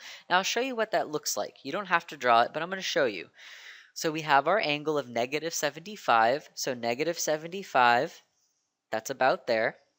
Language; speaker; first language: English; native; English